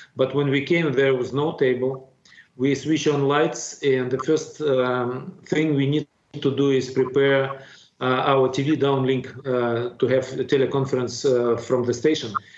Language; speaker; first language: English; non-native, fluent; Russian